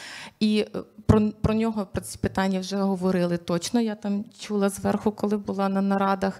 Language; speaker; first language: Ukrainian; native; Ukrainian